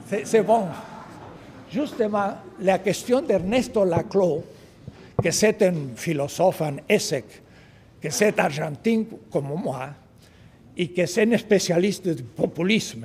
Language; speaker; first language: French; non-native, fluent; Spanish